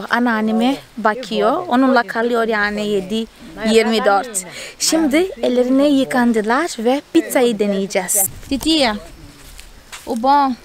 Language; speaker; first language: Turkish; non-native, fluent; Portuguese